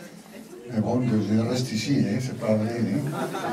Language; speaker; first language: French; non-native, learner; Spanish